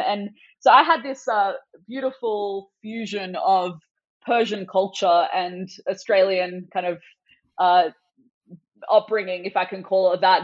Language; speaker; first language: English; non-native, local second language; Persian